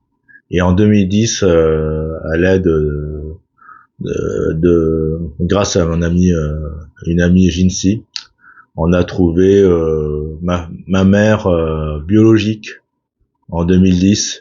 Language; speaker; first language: French; early bilingual, other home language; Korean